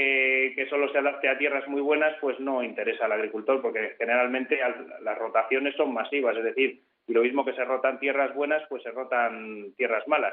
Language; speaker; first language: Spanish; native; Spanish